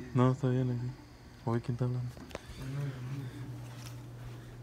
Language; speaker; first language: Spanish; native; Spanish